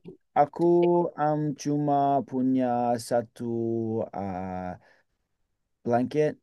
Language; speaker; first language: Indonesian; non-native, learner; English